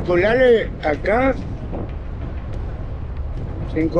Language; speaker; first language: Spanish; native; Spanish